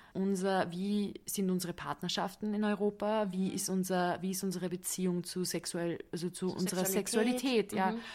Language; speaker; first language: German; non-native, fluent; Hungarian